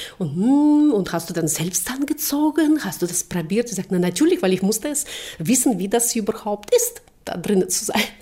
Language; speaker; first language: German; non-native, fluent; Russian